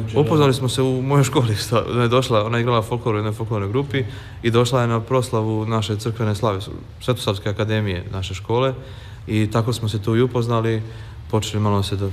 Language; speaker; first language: Serbian; native; Serbian